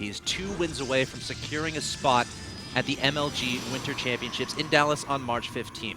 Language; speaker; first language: English; native; English